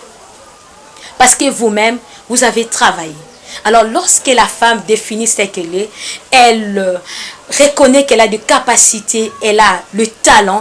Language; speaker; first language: French; non-native, local second language; Lingala